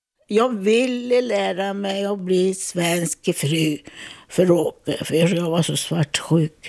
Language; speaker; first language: Swedish; non-native, fluent; Italian